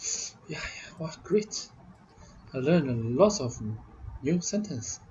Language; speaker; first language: English; non-native, learner; Vietnamese